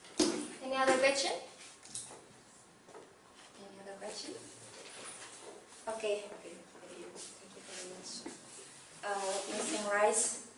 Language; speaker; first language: English; non-native, learner; Indonesian